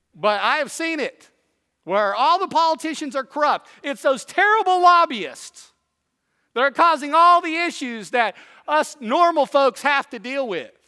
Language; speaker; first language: English; native; English